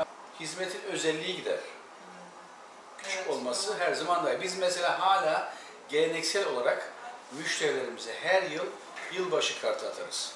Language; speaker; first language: Turkish; native; Turkish